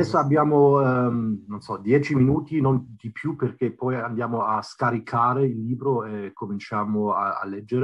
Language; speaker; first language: Italian; non-native, fluent; German